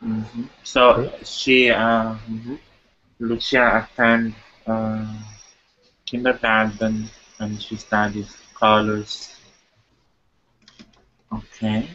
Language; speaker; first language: English; non-native, fluent; Italian